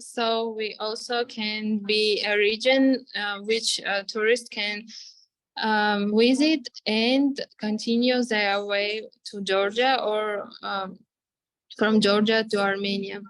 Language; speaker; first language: English; non-native, fluent; Armenian